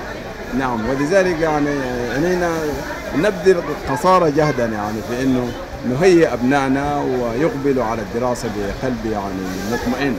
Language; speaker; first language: Arabic; native; Arabic